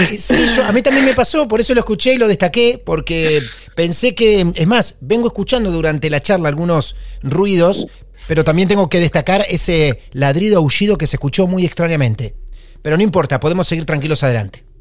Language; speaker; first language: Spanish; native; Spanish